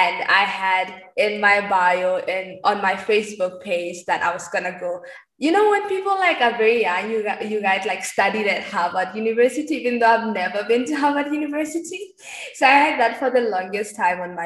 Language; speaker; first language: English; non-native, local second language; Tswana